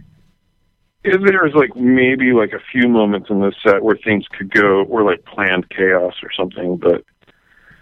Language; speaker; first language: English; native; English